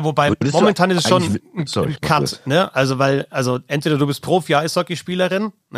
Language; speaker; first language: German; native; German